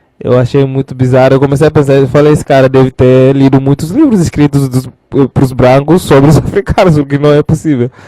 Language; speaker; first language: Portuguese; non-native, local second language; Fula